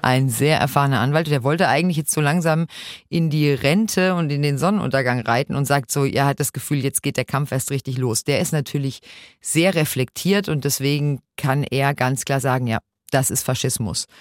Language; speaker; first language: German; native; German